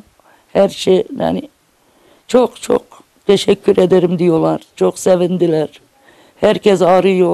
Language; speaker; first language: Turkish; non-native, local second language; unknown